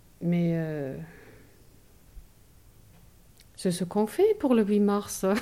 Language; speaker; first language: French; non-native, fluent; German